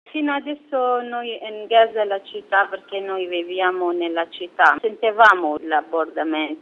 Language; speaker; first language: Italian; non-native, fluent; Arabic